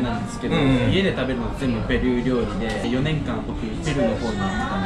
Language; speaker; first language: Japanese; early bilingual, other home language; Spanish